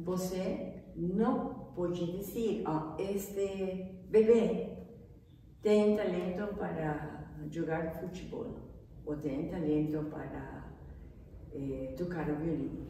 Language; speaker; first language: Portuguese; non-native, fluent; Spanish